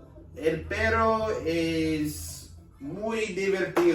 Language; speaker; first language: Spanish; non-native, learner; English